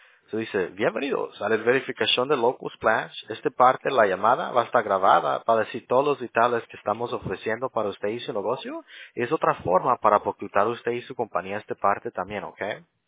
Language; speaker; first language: Spanish; early bilingual, other home language; English